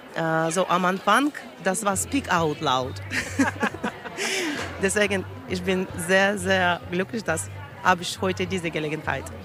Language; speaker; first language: German; non-native, learner; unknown